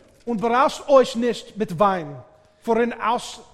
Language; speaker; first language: German; non-native, learner; English